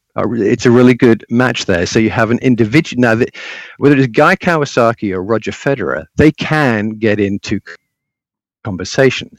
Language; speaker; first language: English; native; English